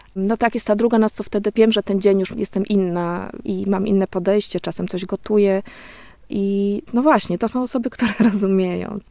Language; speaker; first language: Polish; native; Polish